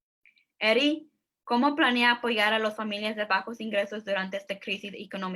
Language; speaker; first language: Spanish; early bilingual, heritage; Spanish